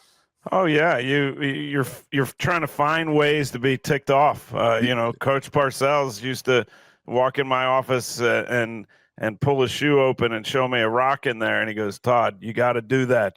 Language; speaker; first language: English; native; English